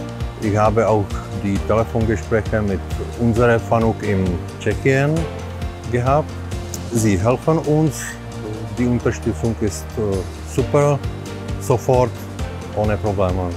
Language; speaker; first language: German; non-native, learner; Czech